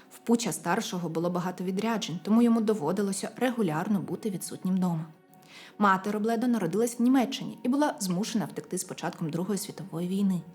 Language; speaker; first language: Ukrainian; non-native, local second language; Russian